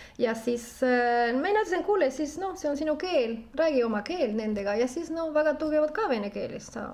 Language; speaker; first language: Estonian; non-native, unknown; Spanish